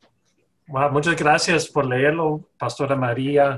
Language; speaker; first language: Spanish; non-native, fluent; English